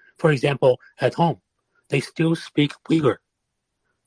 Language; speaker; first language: English; non-native, fluent; Wu Chinese